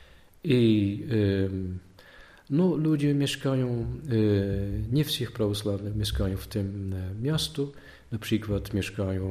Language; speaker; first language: Polish; non-native, learner; Dutch